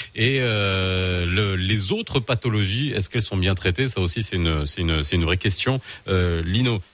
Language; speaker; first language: French; non-native, local second language; Arabic